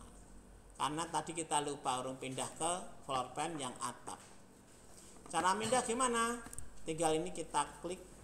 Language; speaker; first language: Indonesian; native; Indonesian